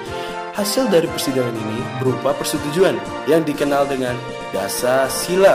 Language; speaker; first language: Indonesian; native; Indonesian